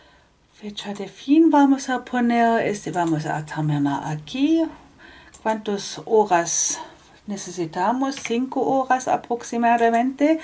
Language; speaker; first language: Spanish; non-native, fluent; German